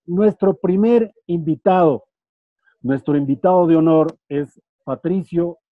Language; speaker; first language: Spanish; native; Spanish